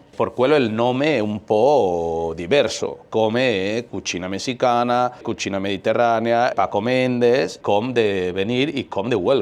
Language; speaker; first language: Italian; non-native, learner; Spanish